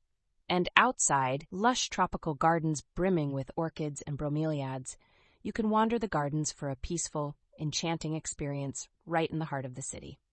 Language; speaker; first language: English; native; English